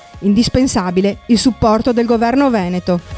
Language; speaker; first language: Italian; native; Italian